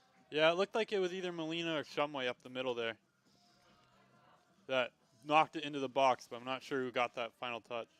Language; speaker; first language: English; native; English